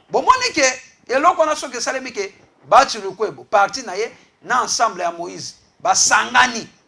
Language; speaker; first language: Lingala; native; Lingala